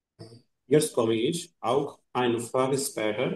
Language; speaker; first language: German; non-native, learner; Bangla